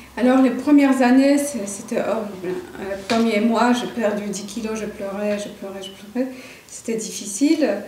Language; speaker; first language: French; non-native, fluent; Polish